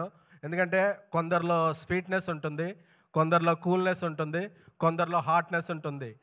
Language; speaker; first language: Telugu; native; Telugu